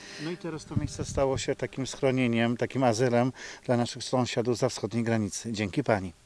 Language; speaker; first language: Polish; native; Polish